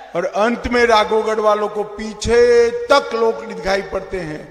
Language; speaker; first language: Hindi; non-native, local second language; Gujarati